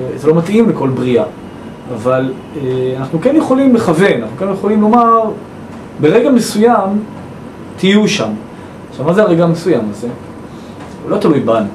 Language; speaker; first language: Hebrew; native; Hebrew